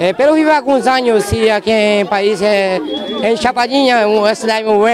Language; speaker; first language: Portuguese; non-native, learner; Spanish